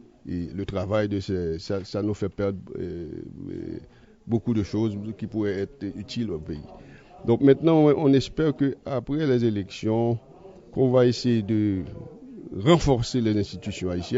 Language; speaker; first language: French; native; French